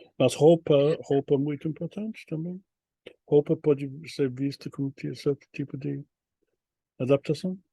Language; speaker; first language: Portuguese; non-native, fluent; English